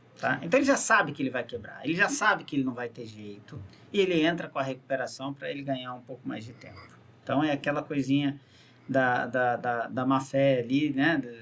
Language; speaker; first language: Portuguese; native; Portuguese